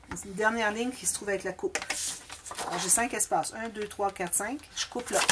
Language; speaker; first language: French; native; French